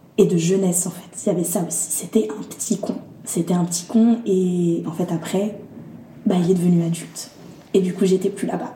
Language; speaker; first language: French; early bilingual, other home language; Arabic